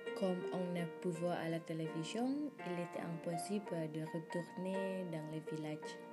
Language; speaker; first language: French; non-native, learner; Indonesian